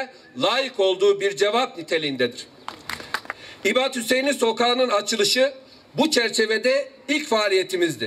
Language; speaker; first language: Turkish; native; Turkish